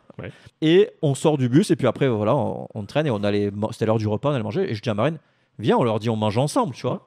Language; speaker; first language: French; native; French